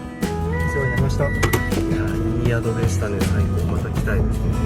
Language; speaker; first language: Japanese; native; Japanese